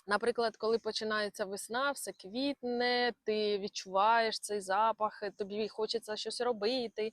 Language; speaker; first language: Ukrainian; non-native, local second language; Russian